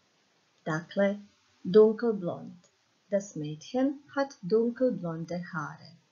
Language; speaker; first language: German; non-native, fluent; Croatian